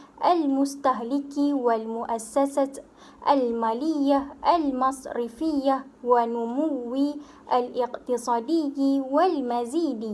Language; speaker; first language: Arabic; non-native, learner; Malay